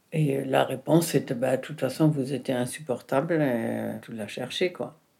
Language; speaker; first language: French; non-native, fluent; German